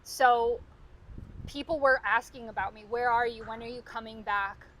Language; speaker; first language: English; native; English